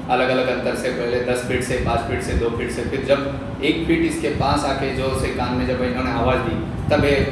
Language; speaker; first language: Hindi; non-native, local second language; Marathi